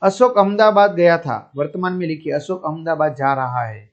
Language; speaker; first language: Hindi; non-native, local second language; Gujarati